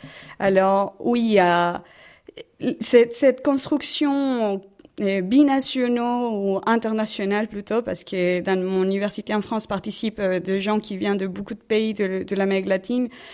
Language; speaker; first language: French; non-native, fluent; Spanish